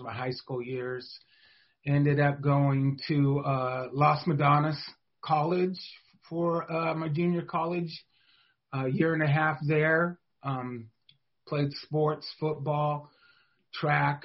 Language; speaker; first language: English; native; English